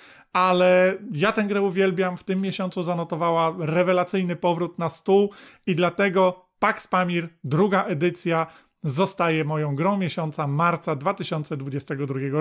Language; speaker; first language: Polish; native; Polish